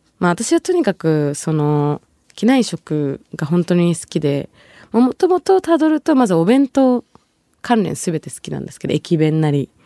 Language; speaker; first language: Japanese; early bilingual, other home language; Bangla